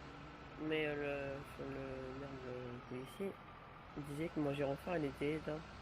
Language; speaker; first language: French; native; French